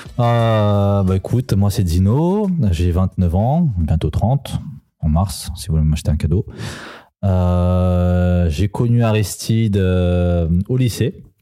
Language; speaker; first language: French; early bilingual, other home language; Serbian